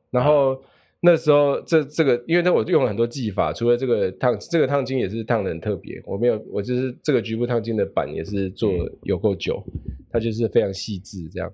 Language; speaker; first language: Chinese; native; Chinese